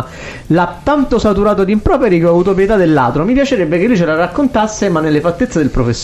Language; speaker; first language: Italian; native; Italian